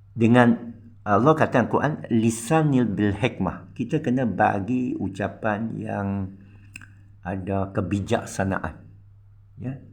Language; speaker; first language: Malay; non-native, local second language; Min Nan Chinese